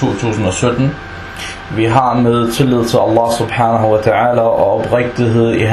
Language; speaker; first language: Danish; non-native, fluent; Arabic